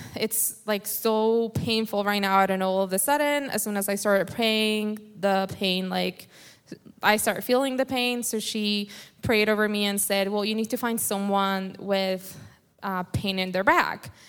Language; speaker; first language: English; non-native, fluent; Spanish